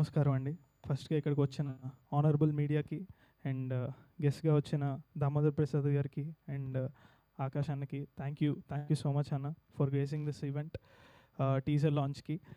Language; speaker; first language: Telugu; native; Telugu